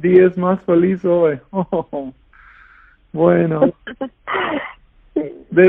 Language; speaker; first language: Spanish; non-native, learner; English